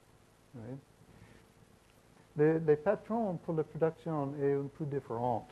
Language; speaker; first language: French; non-native, learner; English